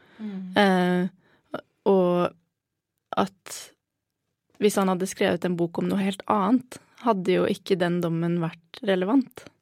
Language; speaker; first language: Norwegian; native; Norwegian